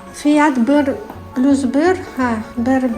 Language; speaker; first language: Turkish; non-native, learner; Russian